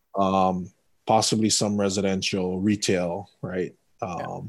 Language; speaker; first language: English; native; English